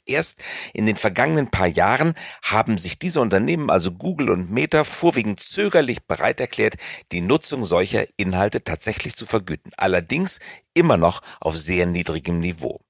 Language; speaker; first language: German; native; German